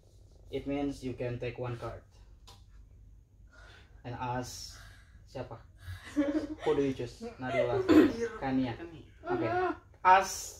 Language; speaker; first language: English; non-native, learner; Indonesian